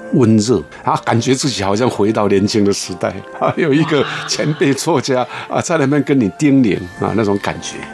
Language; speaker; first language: Chinese; non-native, local second language; Min Nan Chinese